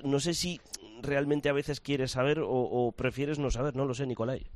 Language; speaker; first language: Spanish; native; Spanish